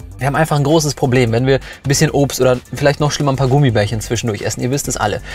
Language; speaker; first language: German; early bilingual, other home language; Polish